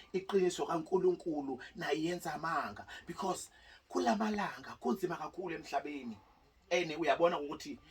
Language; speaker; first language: Zulu; non-native, local second language; Northern Sotho